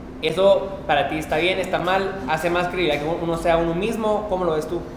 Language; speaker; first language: Spanish; native; Spanish